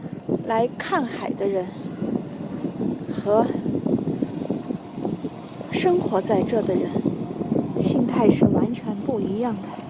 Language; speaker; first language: Chinese; native; Chinese